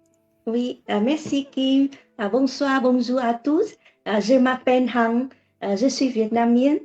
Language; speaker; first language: French; non-native, learner; Vietnamese